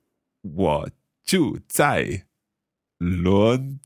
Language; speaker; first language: Chinese; non-native, learner; English